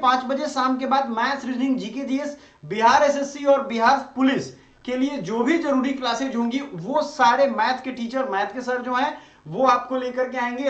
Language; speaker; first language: Hindi; native; Hindi